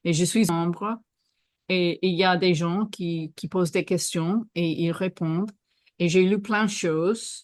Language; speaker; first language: French; non-native, fluent; English